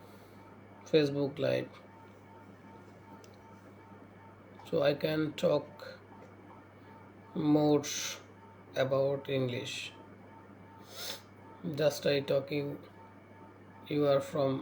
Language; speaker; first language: English; non-native, learner; Bangla